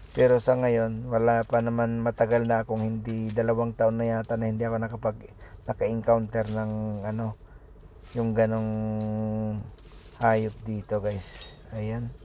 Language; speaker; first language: Filipino; non-native, local second language; Iloko